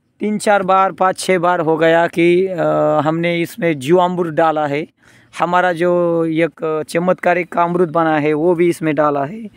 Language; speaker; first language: Hindi; non-native, local second language; Marathi